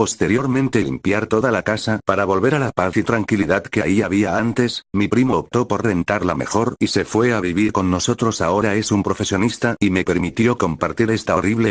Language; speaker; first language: Spanish; native; Spanish